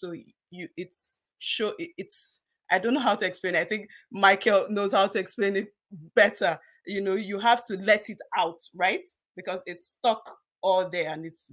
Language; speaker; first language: English; non-native, local second language; Yoruba